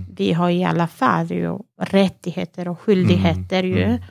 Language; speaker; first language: Swedish; non-native, fluent; Serbian